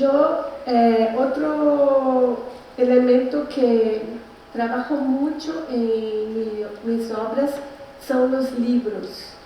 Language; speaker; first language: Spanish; non-native, learner; Portuguese